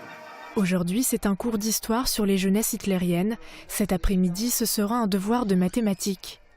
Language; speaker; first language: French; native; French